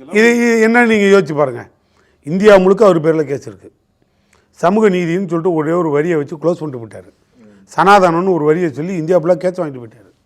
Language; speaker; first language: Tamil; native; Tamil